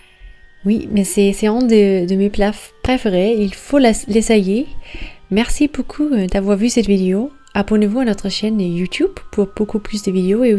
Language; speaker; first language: French; non-native, fluent; Danish